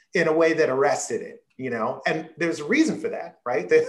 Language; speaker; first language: English; native; English